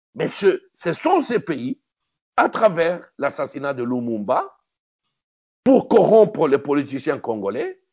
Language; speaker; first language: French; non-native, local second language; Luba-Lulua